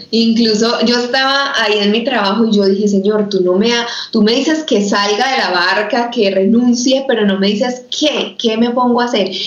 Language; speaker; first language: Spanish; native; Spanish